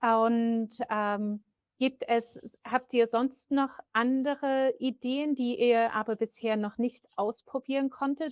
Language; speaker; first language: German; native; German